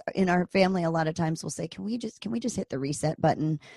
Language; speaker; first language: English; native; English